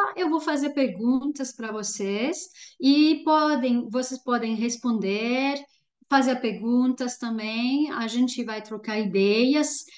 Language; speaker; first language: Portuguese; non-native, fluent; French